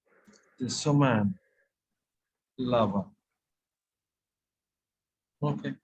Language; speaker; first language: French; non-native, fluent; Bangla